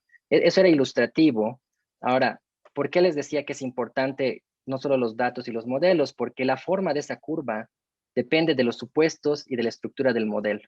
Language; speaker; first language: Spanish; native; Spanish